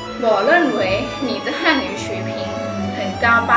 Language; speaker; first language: Chinese; non-native, learner; Thai